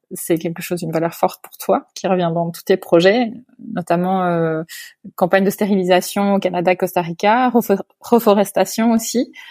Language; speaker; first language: French; native; French